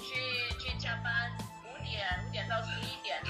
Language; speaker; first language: Chinese; non-native, learner; Vietnamese